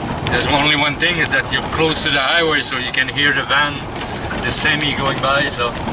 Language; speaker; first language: English; non-native, fluent; French